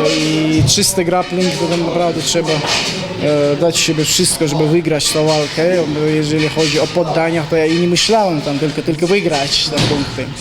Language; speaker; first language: Polish; non-native, learner; Chechen